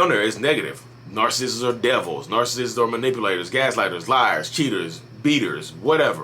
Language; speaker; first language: English; native; English